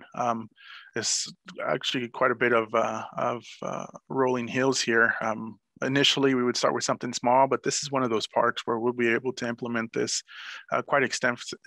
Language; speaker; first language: English; native; English